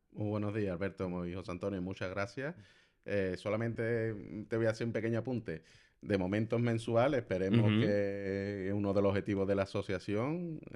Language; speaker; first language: Spanish; native; Spanish